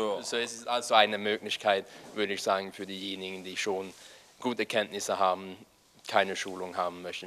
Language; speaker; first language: German; non-native, fluent; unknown